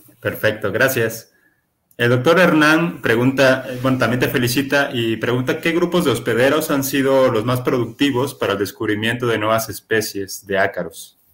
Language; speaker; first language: Spanish; native; Spanish